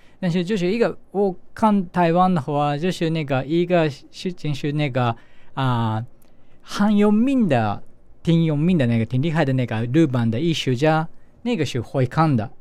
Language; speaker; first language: Chinese; non-native, learner; Japanese